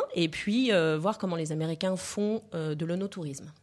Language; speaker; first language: French; native; French